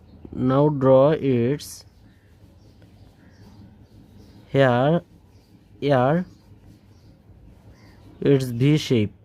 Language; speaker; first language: English; non-native, learner; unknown